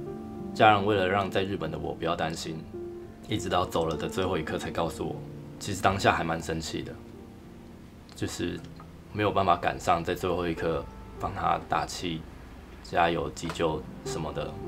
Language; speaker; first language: Chinese; native; Chinese